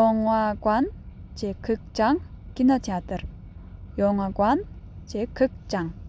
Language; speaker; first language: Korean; non-native, fluent; Kyrgyz